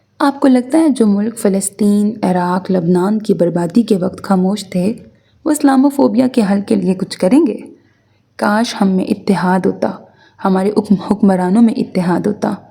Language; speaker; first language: Urdu; native; Urdu